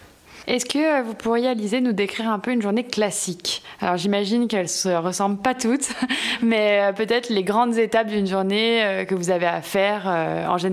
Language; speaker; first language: French; native; French